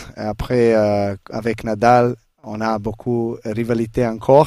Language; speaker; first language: French; non-native, learner; Serbian